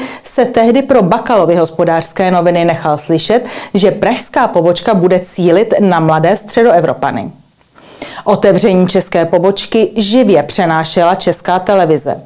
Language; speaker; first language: Czech; native; Czech